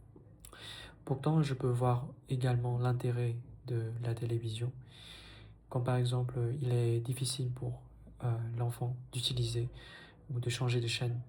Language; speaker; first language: French; non-native, fluent; Vietnamese